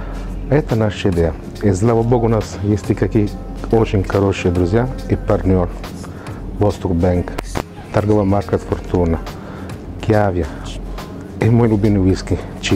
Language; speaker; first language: Russian; non-native, learner; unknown